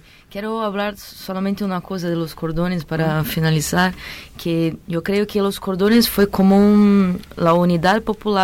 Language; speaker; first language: Spanish; non-native, learner; Portuguese